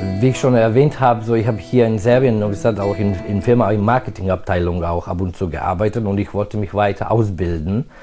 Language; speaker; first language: German; non-native, fluent; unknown